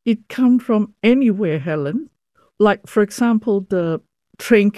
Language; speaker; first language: English; non-native, fluent; Cantonese